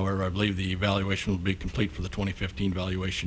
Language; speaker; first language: English; native; English